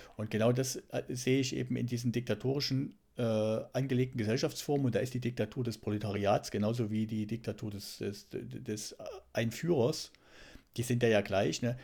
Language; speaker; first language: German; native; German